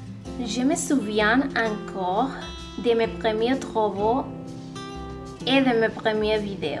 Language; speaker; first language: French; non-native, learner; Spanish